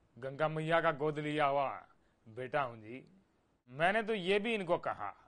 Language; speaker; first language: Hindi; native; Hindi